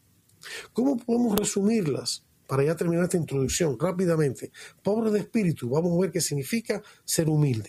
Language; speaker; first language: Spanish; native; Spanish